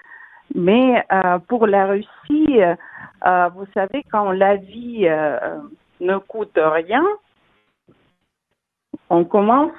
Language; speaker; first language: French; non-native, fluent; Russian